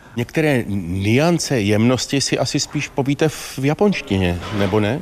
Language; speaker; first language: Czech; native; Czech